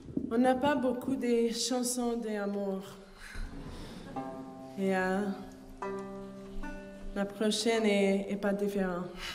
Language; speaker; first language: French; non-native, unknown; English